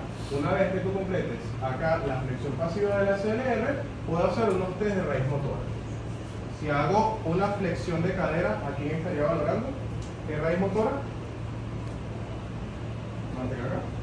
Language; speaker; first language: Spanish; native; Spanish